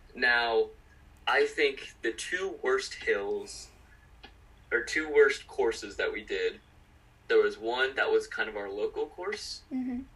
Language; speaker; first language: English; native; English